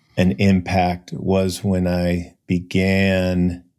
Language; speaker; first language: English; native; English